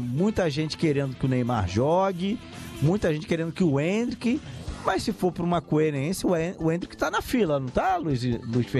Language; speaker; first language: Portuguese; native; Portuguese